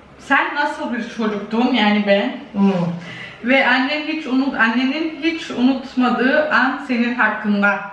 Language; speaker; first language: Turkish; early bilingual, heritage; Turkish